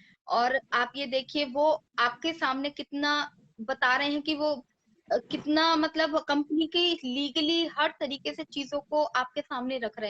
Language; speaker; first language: Hindi; native; Hindi